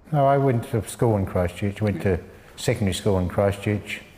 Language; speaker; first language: English; native; English